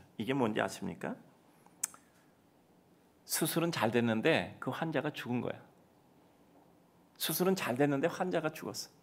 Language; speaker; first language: Korean; native; Korean